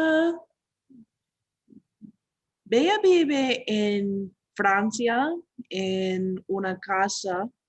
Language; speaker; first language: Spanish; non-native, learner; English